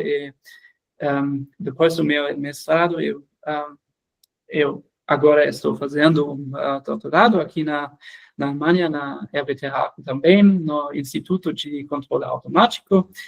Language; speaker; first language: Portuguese; non-native, fluent; German